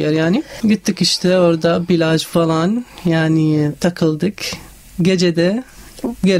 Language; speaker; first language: Turkish; non-native, learner; Arabic